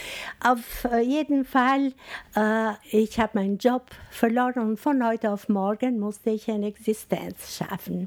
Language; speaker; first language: German; non-native, fluent; Albanian